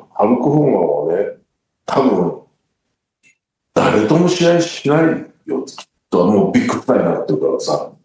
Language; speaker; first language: Japanese; native; Japanese